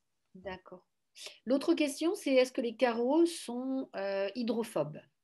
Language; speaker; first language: French; native; French